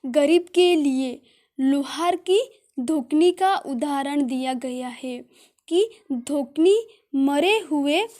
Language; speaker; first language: Hindi; non-native, local second language; Gujarati